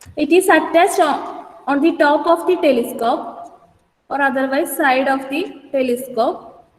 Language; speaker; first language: English; non-native, local second language; Malayalam